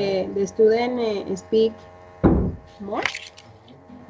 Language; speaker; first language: English; non-native, learner; Spanish